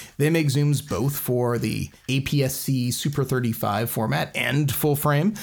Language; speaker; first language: English; native; English